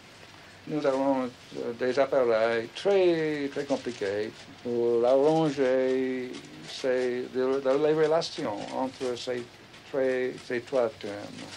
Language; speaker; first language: French; non-native, fluent; English